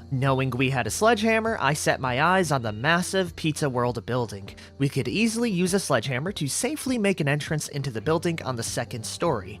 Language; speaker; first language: English; native; English